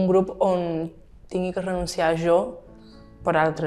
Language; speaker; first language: Catalan; non-native, local second language; Spanish